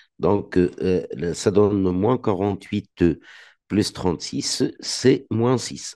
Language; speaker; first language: French; non-native, local second language; Arabic